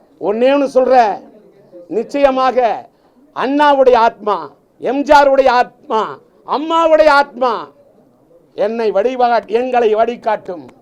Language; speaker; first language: Tamil; native; Tamil